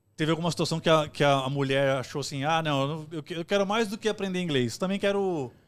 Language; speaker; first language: Portuguese; native; Portuguese